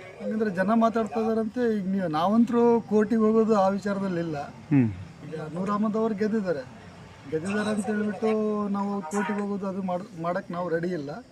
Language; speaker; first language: Kannada; non-native, local second language; Urdu